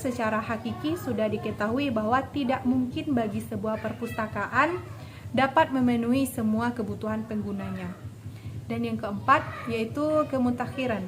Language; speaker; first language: Indonesian; native; Indonesian